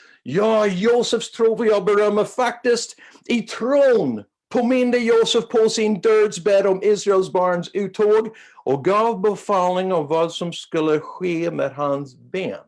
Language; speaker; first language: Swedish; non-native, fluent; English